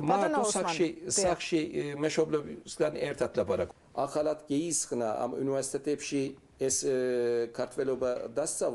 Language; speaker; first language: Georgian; early bilingual, heritage; Turkish